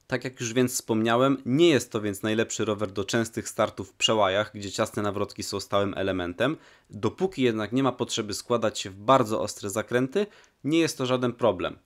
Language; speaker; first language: Polish; native; Polish